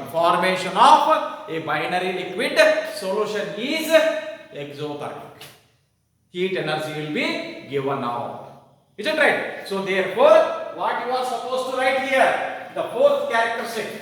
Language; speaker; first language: English; non-native, local second language; Kannada